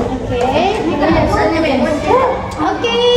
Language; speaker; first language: Indonesian; native; Indonesian